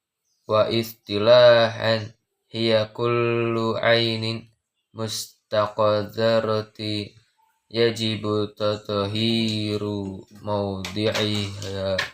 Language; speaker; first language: Arabic; non-native, learner; Indonesian